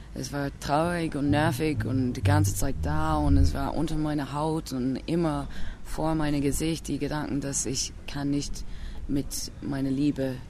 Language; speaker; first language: German; non-native, learner; English